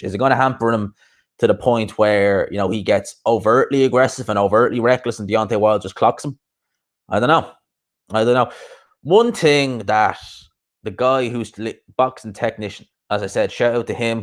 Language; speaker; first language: English; native; English